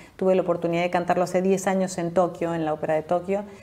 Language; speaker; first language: Spanish; native; Spanish